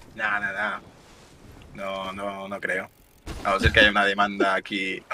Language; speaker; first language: Spanish; native; Spanish